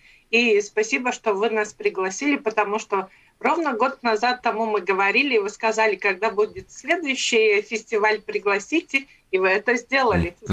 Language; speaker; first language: Russian; non-native, local second language; Latvian